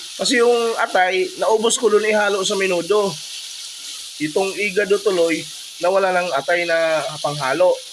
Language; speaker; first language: Filipino; non-native, local second language; Bikol